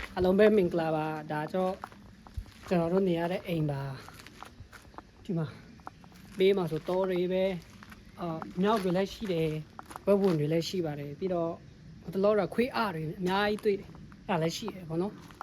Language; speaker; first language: Burmese; non-native, local second language; Pa'o Karen